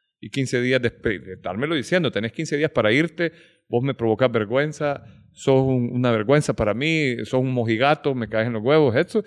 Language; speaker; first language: Spanish; native; Spanish